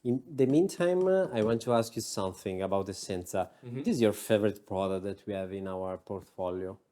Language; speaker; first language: English; non-native, learner; Italian